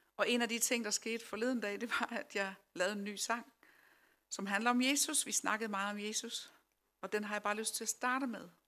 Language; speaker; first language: Danish; early bilingual, other home language; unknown